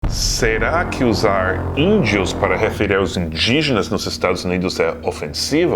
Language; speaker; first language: Portuguese; non-native, fluent; English